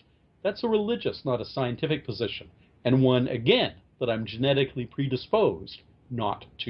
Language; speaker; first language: English; native; English